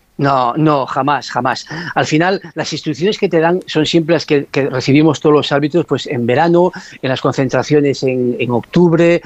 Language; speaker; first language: Spanish; native; Spanish